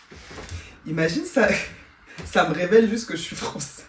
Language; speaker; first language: French; native; French